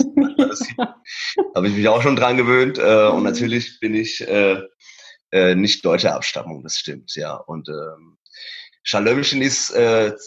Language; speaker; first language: German; early bilingual, other home language; Persian